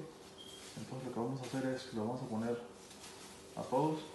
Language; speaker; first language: Spanish; native; Spanish